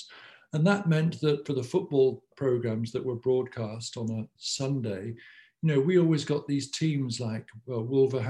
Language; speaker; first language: English; native; English